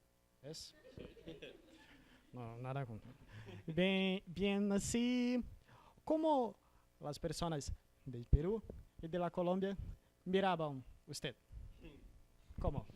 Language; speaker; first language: Spanish; non-native, learner; Portuguese